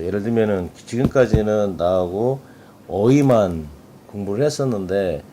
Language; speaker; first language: Korean; native; Korean